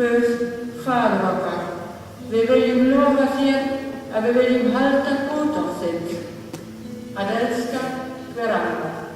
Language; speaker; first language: Icelandic; non-native, learner; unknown